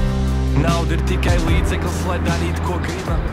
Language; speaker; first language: Latvian; non-native, local second language; Russian